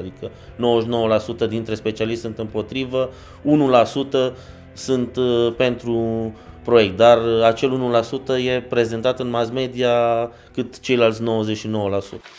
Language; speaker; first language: Romanian; native; Romanian